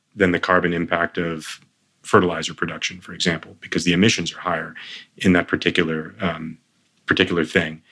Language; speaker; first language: English; early bilingual, other home language; Armenian